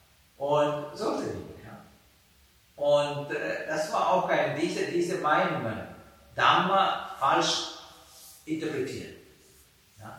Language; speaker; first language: German; non-native, fluent; Sinhala